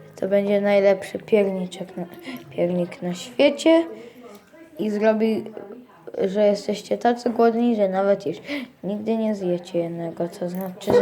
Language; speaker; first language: Polish; early bilingual, heritage; Polish